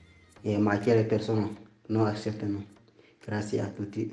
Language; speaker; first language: Italian; non-native, learner; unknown